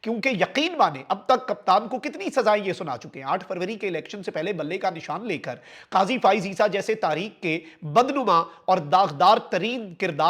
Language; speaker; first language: Urdu; native; Urdu